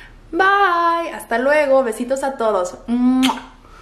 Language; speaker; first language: Spanish; early bilingual, heritage; Spanish